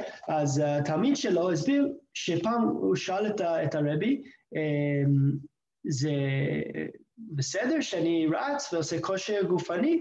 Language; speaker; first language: Hebrew; non-native, fluent; English